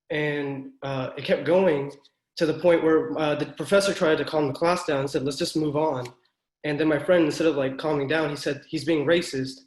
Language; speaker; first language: English; native; English